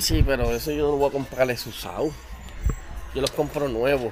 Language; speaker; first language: Spanish; native; Spanish